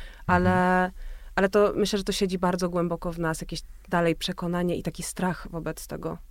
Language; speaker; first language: Polish; native; Polish